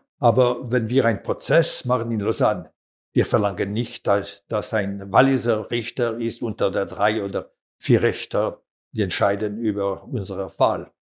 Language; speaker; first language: German; non-native, local second language; French